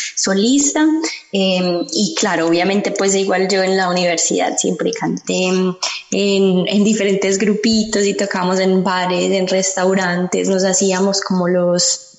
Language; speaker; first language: Spanish; early bilingual, heritage; Spanish